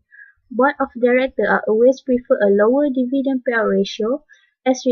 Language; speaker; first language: English; non-native, learner; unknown